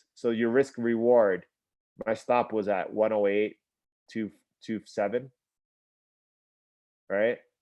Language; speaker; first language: English; native; English